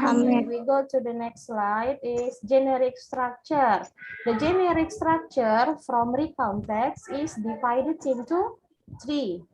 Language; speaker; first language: English; non-native, fluent; Indonesian